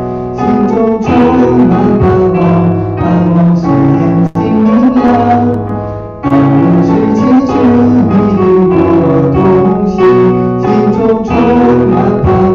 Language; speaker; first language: Chinese; native; Chinese